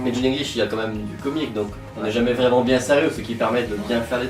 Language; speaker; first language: French; native; French